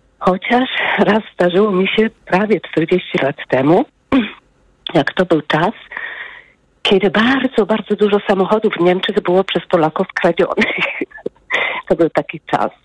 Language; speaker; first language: Polish; native; Polish